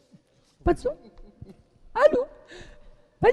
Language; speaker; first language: French; native; French